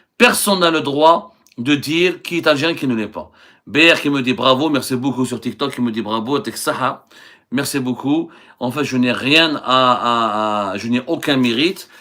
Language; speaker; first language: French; non-native, local second language; Arabic